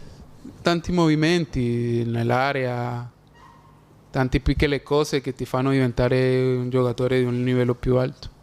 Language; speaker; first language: Italian; non-native, fluent; Spanish